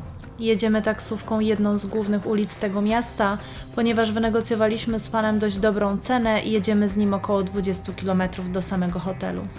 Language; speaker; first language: Polish; native; Polish